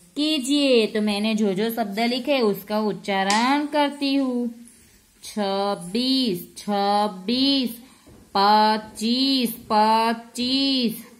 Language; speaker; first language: Hindi; non-native, local second language; Gujarati